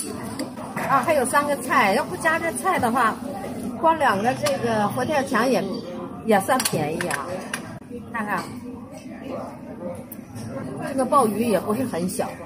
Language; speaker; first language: Chinese; native; Chinese